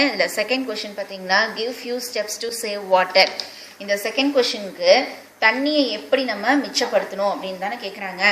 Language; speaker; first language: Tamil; native; Tamil